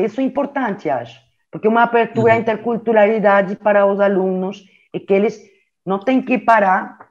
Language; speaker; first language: Portuguese; non-native, learner; French